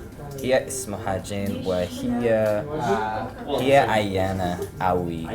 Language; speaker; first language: Arabic; non-native, learner; English